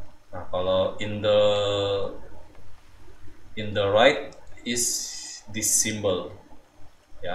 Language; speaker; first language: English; non-native, learner; Indonesian